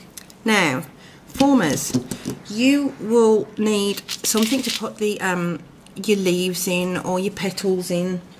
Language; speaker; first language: English; native; English